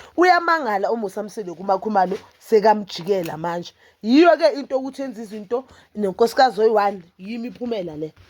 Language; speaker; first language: Zulu; native; Zulu